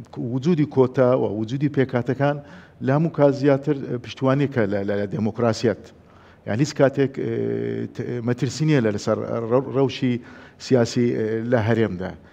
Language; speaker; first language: Central Kurdish; non-native, local second language; Assyrian Neo-Aramaic